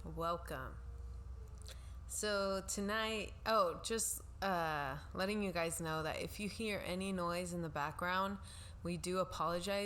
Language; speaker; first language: English; non-native, local second language; Spanish